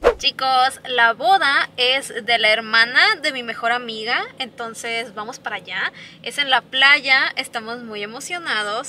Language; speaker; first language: Spanish; native; Spanish